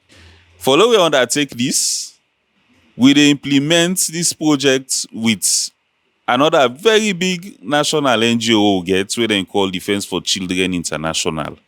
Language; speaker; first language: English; non-native, local second language; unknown